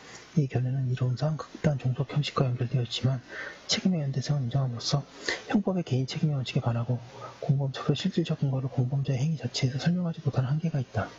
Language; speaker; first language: Korean; native; Korean